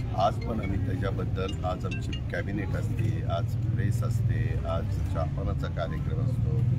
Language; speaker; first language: Marathi; native; Marathi